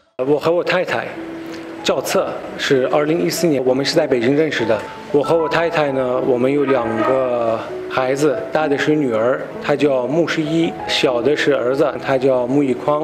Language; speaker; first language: Chinese; non-native, fluent; Persian